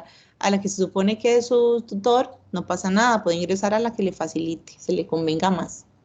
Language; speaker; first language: Spanish; native; Spanish